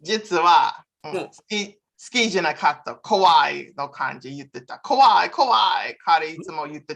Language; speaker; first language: Japanese; non-native, learner; English